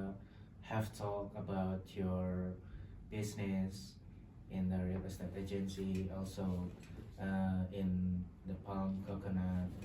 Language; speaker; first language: English; non-native, local second language; Indonesian